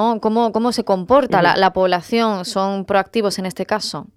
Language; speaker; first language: Spanish; native; Spanish